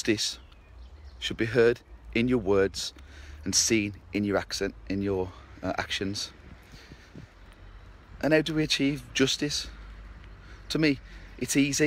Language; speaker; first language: English; native; English